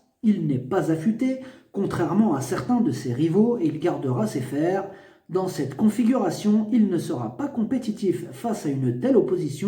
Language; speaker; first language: French; native; French